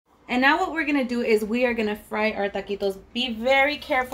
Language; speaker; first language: English; early bilingual, other home language; Spanish